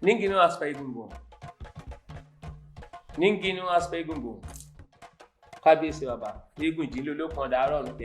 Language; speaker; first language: Portuguese; non-native, learner; Yoruba